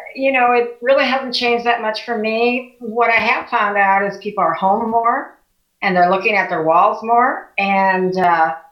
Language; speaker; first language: English; native; English